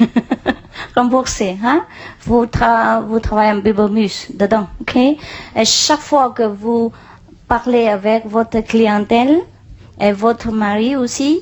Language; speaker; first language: French; non-native, fluent; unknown